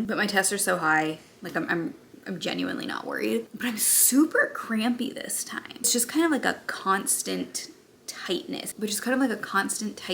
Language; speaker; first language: English; native; English